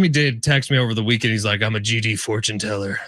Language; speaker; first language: English; native; English